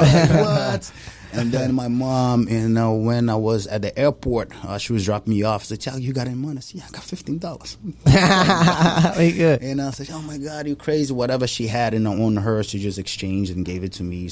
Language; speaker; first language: English; non-native, fluent; Portuguese